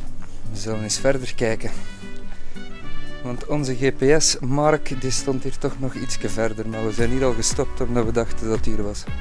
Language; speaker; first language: Dutch; native; Dutch